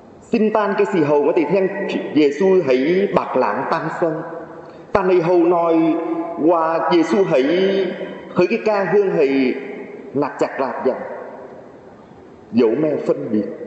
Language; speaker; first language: Cantonese; non-native, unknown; Vietnamese